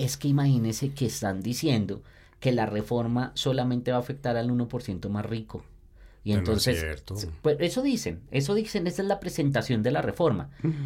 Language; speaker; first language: Spanish; native; Spanish